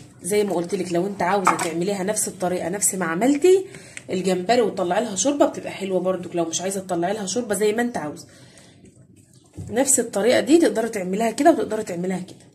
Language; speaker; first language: Arabic; native; Arabic